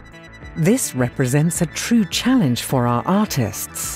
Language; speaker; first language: English; native; English